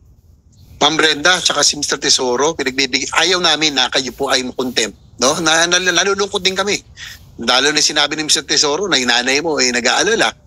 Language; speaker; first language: Filipino; native; Filipino